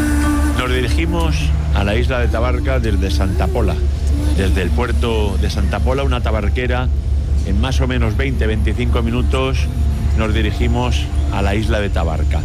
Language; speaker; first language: Spanish; native; Spanish